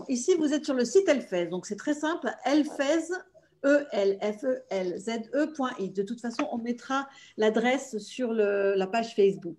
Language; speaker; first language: French; native; French